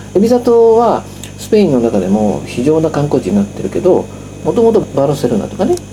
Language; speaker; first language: Japanese; native; Japanese